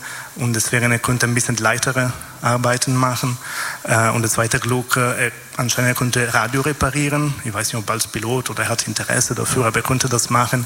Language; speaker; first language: German; non-native, fluent; Italian